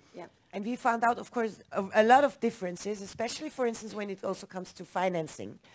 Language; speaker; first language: English; non-native, fluent; German